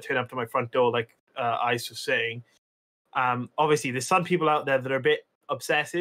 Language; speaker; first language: English; native; English